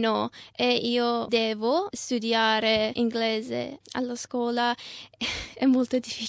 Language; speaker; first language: Italian; non-native, learner; Persian